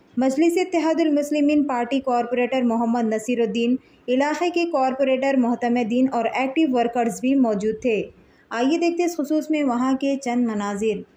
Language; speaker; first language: Hindi; non-native, local second language; Urdu